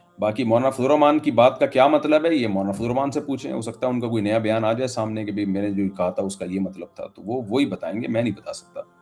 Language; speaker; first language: Urdu; native; Urdu